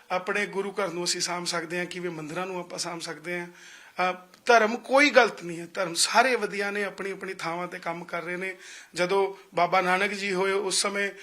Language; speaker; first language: Punjabi; non-native, local second language; Hindi